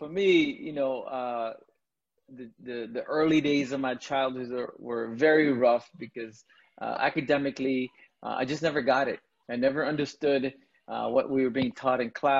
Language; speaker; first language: English; non-native, local second language; Tamil